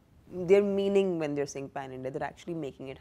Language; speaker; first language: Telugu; non-native, fluent; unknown